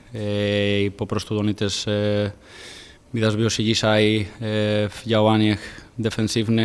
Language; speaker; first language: Polish; non-native, fluent; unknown